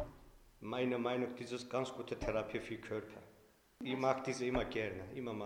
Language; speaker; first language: German; non-native, learner; Turkish